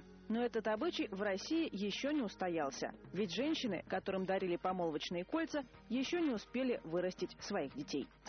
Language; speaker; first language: Russian; native; Russian